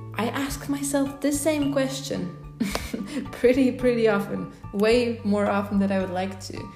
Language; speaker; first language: English; non-native, fluent; Polish